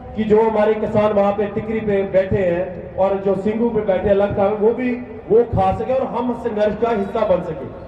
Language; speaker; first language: Hindi; non-native, local second language; Punjabi